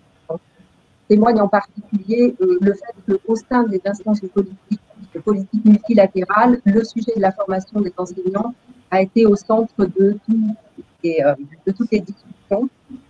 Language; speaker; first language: French; native; French